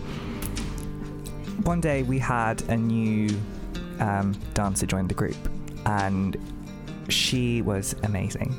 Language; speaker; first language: English; non-native, local second language; Bangla